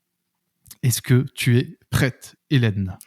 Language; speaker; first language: French; native; French